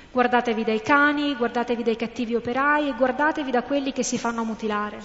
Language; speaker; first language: Italian; non-native, fluent; English